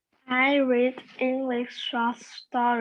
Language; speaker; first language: English; non-native, learner; Vietnamese